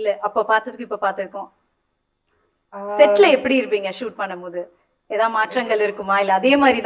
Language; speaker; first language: Tamil; native; Tamil